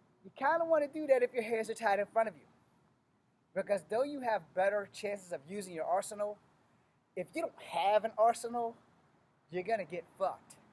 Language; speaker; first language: English; native; English